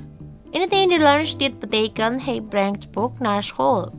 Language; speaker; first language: Dutch; non-native, fluent; Indonesian